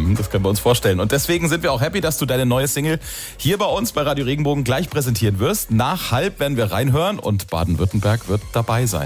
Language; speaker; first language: German; native; German